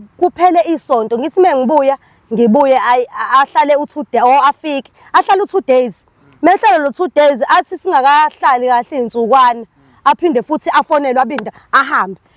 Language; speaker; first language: Zulu; native; Zulu